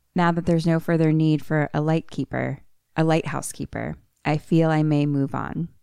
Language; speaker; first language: English; native; English